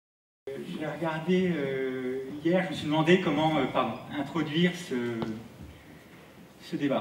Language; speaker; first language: French; native; French